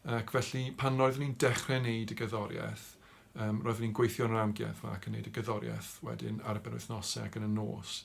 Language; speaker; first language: Welsh; non-native, local second language; English